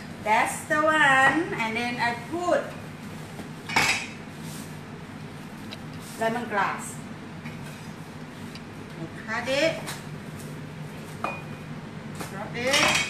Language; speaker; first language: English; non-native, learner; Thai